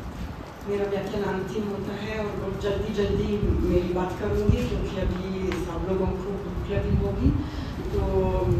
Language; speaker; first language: Hindi; non-native, fluent; Italian